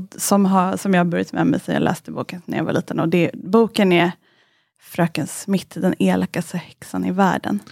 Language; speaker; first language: Swedish; native; Swedish